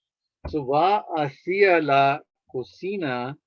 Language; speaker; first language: Spanish; non-native, fluent; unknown